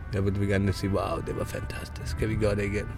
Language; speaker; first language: Danish; non-native, fluent; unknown